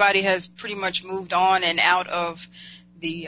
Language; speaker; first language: English; native; English